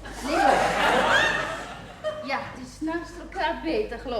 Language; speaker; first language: Dutch; native; Dutch